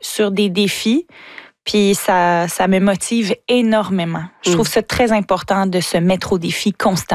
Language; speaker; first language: French; native; French